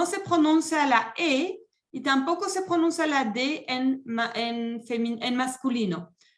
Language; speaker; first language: Spanish; non-native, fluent; French